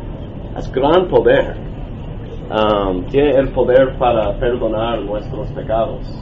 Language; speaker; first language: Spanish; non-native, learner; English